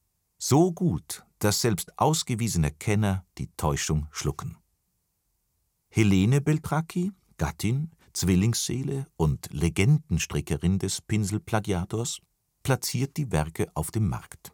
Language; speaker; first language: German; native; German